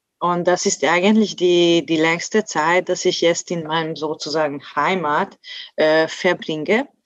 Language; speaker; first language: German; non-native, fluent; Hungarian